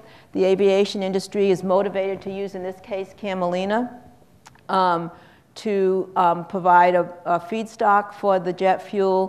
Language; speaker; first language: English; native; English